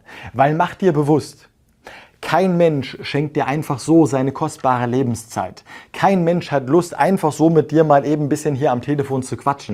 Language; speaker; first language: German; native; German